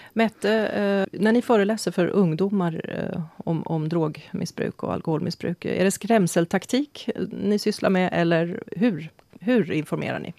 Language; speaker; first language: Swedish; native; Swedish